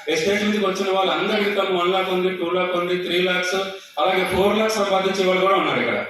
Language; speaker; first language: Telugu; non-native, local second language; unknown